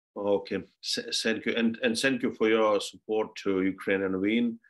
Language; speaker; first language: English; non-native, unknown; Ukrainian